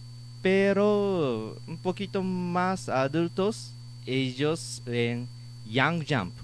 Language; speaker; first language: Spanish; non-native, learner; Japanese